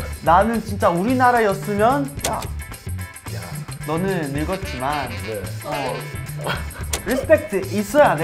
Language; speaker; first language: Korean; non-native, learner; Portuguese